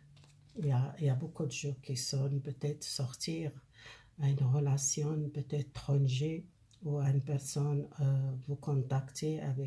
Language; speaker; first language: French; non-native, fluent; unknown